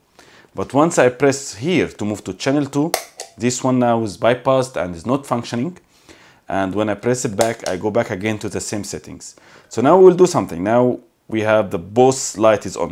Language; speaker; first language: English; non-native, fluent; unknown